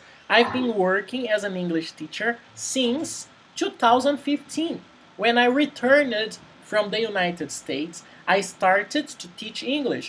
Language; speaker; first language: English; non-native, fluent; Portuguese